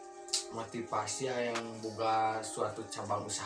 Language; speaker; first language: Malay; non-native, local second language; Sundanese